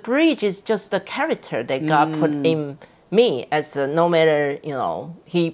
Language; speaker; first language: English; non-native, fluent; Chinese